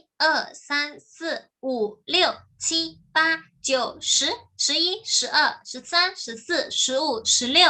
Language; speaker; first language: Chinese; non-native, fluent; Thai